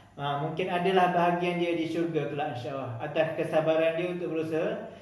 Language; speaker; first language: Malay; native; Malay